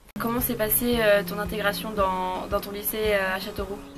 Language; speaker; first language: French; native; French